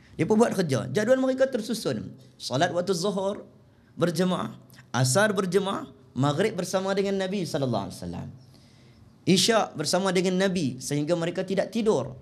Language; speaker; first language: Malay; native; Malay